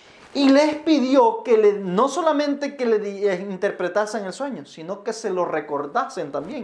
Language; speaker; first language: Spanish; native; Spanish